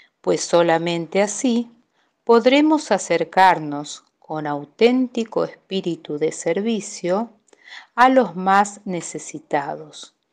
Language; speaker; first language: Spanish; native; Spanish